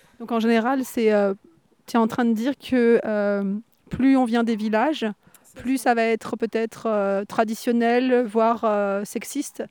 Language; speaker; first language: French; native; French